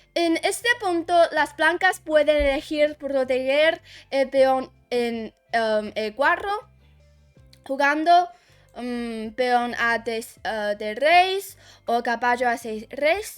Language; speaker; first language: Spanish; non-native, learner; Chinese